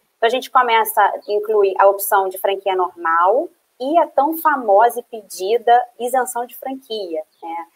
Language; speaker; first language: Portuguese; native; Portuguese